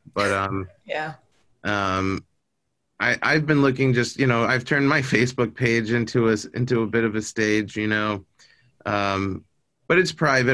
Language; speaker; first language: English; native; English